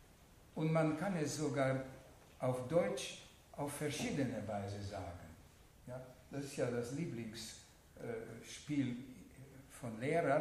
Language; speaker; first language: German; non-native, fluent; Hungarian